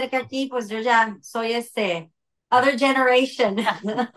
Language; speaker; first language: Spanish; native; Spanish